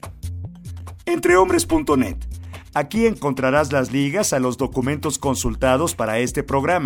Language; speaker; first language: Spanish; native; Spanish